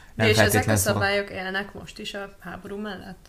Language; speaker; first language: Hungarian; native; Hungarian